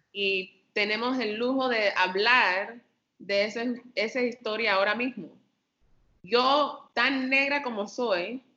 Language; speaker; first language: Spanish; early bilingual, heritage; Spanish